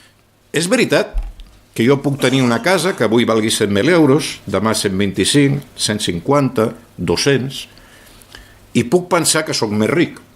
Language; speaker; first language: Catalan; native; Catalan